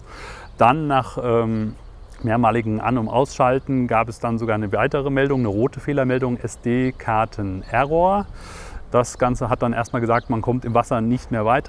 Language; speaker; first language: German; native; German